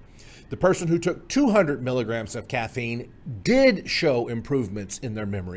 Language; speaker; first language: English; native; English